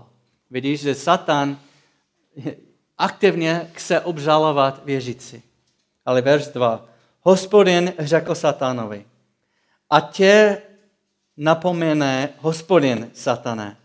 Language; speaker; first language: Czech; non-native, fluent; English